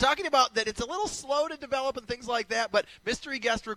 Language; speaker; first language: English; native; English